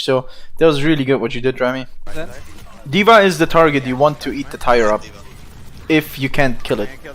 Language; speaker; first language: English; non-native, fluent; German